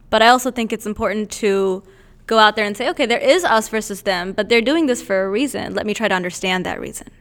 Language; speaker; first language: English; native; English